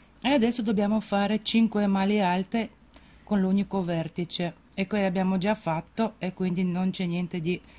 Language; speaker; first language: Italian; non-native, fluent; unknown